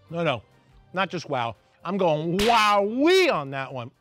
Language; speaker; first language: English; native; English